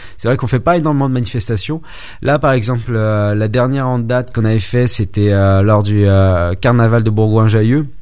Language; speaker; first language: French; early bilingual, other home language; Vietnamese